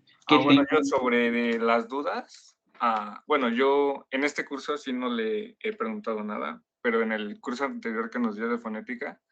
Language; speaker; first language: Spanish; native; Spanish